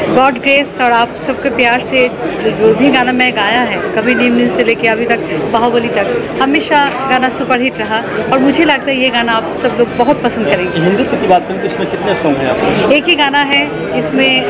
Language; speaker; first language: Hindi; native; Hindi